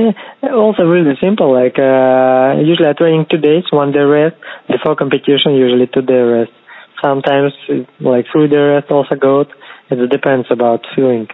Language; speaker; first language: English; non-native, learner; Kazakh